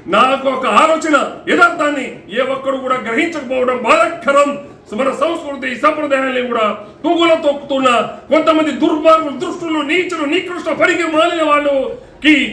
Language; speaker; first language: Telugu; non-native, local second language; Lambadi